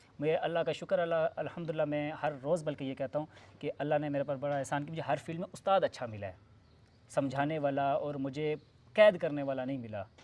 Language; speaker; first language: Urdu; non-native, local second language; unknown